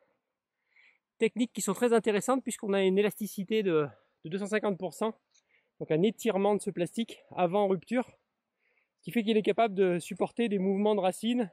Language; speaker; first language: French; native; French